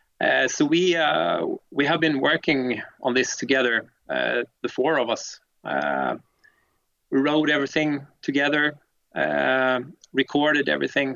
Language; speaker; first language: English; non-native, fluent; Swedish